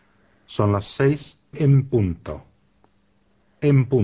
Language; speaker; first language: Spanish; non-native, fluent; Finnish